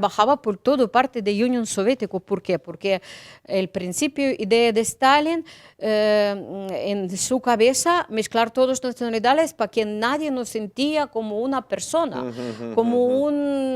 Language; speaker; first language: Spanish; non-native, learner; Ukrainian